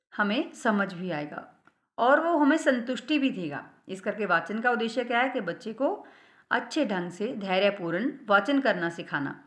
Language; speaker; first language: Hindi; non-native, local second language; Punjabi